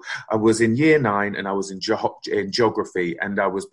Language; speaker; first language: English; native; English